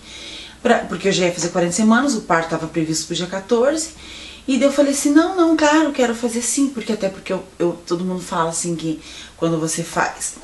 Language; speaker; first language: Portuguese; native; Portuguese